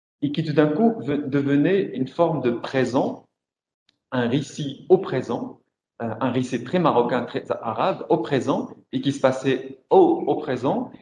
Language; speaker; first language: French; non-native, local second language; Arabic